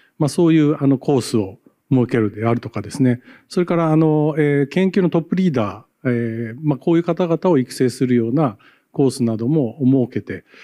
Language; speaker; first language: Japanese; native; Japanese